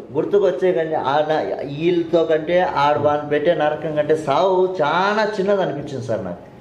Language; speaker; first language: Telugu; native; Telugu